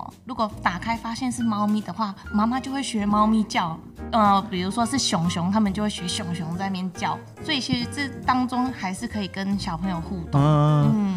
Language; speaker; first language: Chinese; native; Chinese